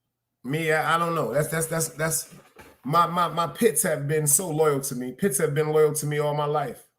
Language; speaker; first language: English; native; English